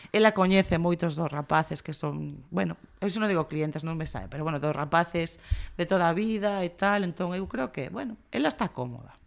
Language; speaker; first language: Galician; non-native, local second language; Spanish